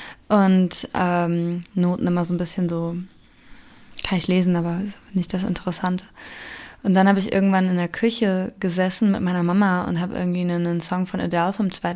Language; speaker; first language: German; native; German